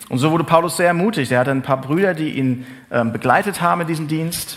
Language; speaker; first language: German; native; German